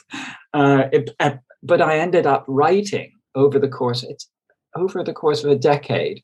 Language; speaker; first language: English; native; English